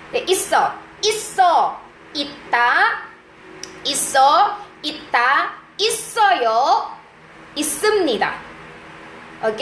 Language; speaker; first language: Korean; non-native, fluent; Iloko